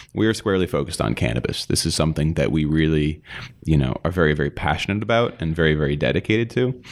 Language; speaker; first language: English; native; English